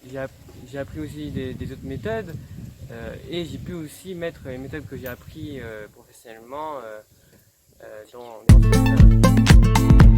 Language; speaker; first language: French; non-native, local second language; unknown